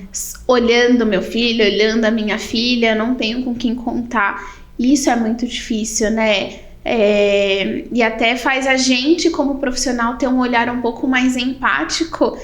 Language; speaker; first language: Portuguese; native; Portuguese